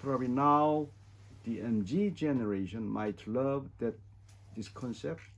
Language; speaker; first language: English; non-native, fluent; Korean